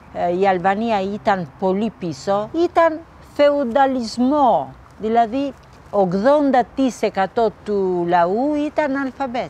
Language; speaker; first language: Greek; non-native, fluent; Albanian